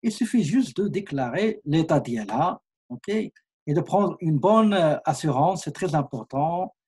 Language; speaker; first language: French; non-native, local second language; Arabic